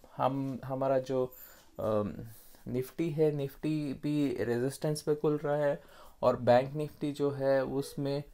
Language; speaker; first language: Hindi; non-native, local second language; Kannada